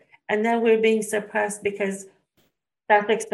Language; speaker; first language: English; native; English